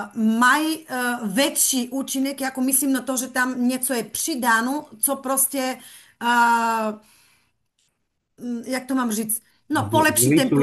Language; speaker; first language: Czech; non-native, fluent; Bulgarian